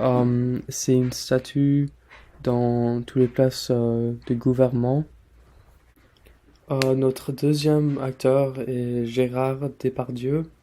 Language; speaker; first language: French; non-native, learner; English